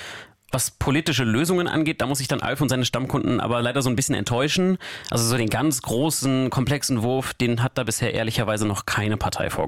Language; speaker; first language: German; native; German